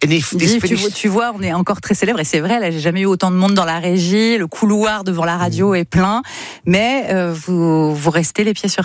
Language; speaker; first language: French; native; French